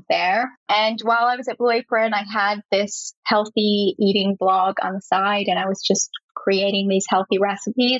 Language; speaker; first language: English; native; English